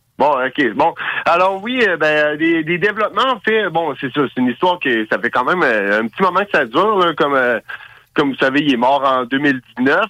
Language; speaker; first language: French; native; French